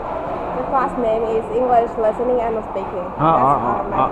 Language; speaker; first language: English; non-native, learner; Chinese